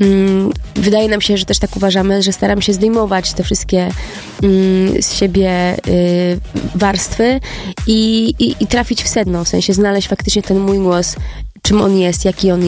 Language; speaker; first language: Polish; native; Polish